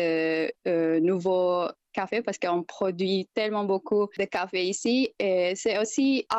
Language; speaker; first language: French; non-native, fluent; Indonesian